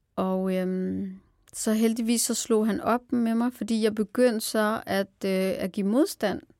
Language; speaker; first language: Danish; early bilingual, other home language; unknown